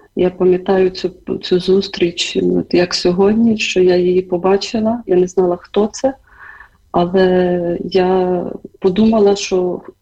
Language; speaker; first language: Ukrainian; native; Ukrainian